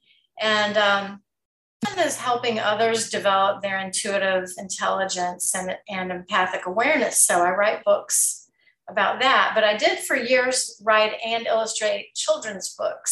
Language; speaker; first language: English; native; English